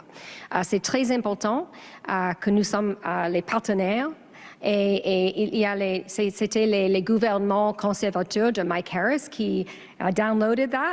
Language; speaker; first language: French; non-native, learner; English